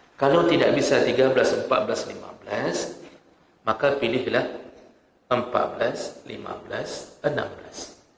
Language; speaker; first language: Malay; non-native, local second language; Achinese